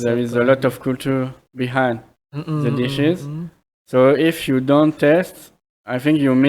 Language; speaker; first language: English; non-native, fluent; French